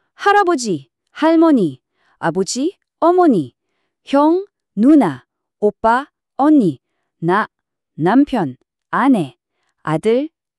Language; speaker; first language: Korean; non-native, fluent; Filipino